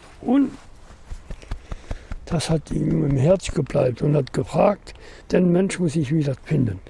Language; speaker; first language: German; non-native, learner; French